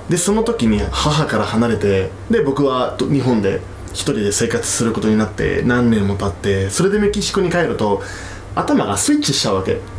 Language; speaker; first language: Japanese; non-native, fluent; Spanish